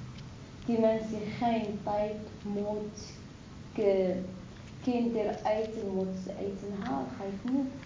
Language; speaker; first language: Dutch; non-native, learner; Arabic